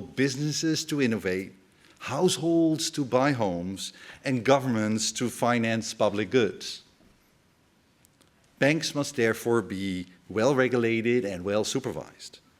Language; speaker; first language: English; non-native, fluent; Dutch